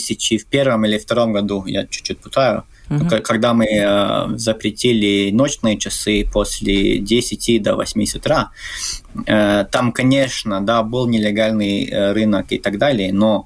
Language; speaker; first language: Russian; non-native, local second language; Latvian